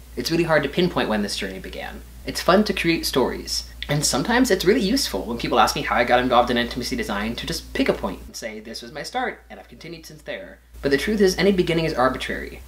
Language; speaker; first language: English; native; English